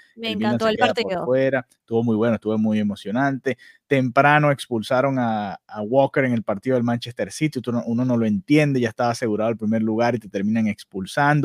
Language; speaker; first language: Spanish; native; Spanish